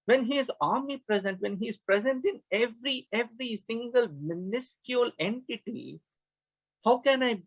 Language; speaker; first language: English; non-native, local second language; Kannada